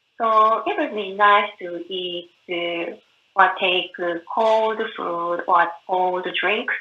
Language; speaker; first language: English; non-native, learner; Japanese